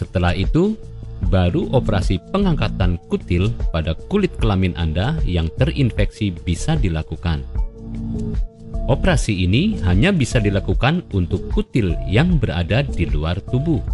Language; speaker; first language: Indonesian; native; Indonesian